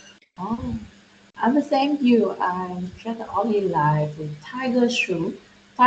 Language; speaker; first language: English; non-native, learner; Vietnamese